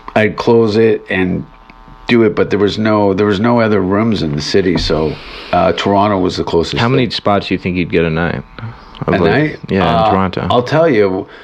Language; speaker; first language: English; native; English